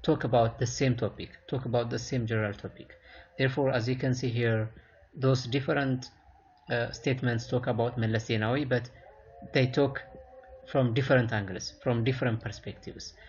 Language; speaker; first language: English; non-native, local second language; Amharic